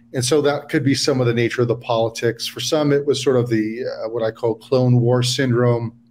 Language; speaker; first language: English; native; English